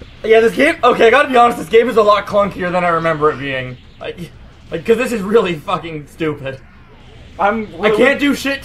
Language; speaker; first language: English; native; English